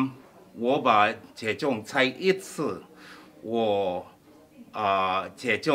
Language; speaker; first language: Chinese; non-native, learner; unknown